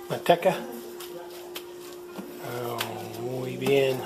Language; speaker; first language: Spanish; non-native, learner; English